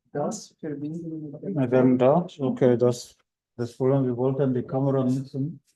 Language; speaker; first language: German; non-native, fluent; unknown